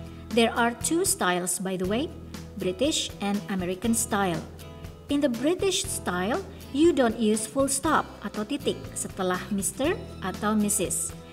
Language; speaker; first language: English; non-native, fluent; Indonesian